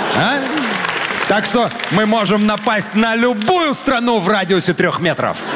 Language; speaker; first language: Russian; native; Russian